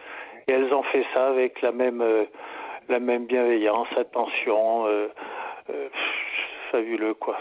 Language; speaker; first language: French; native; French